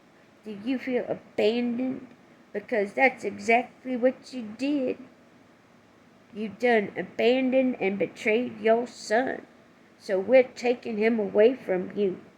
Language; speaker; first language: English; native; English